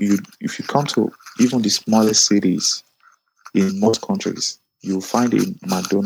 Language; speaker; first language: English; non-native, local second language; Yoruba